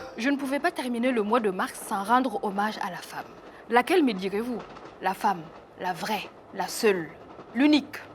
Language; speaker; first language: French; non-native, local second language; Mossi